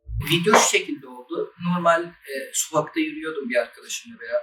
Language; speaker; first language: Turkish; early bilingual, other home language; Arabic